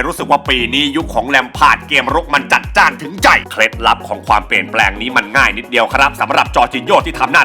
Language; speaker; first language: Thai; native; Thai